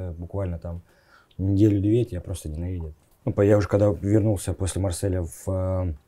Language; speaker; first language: Russian; native; Russian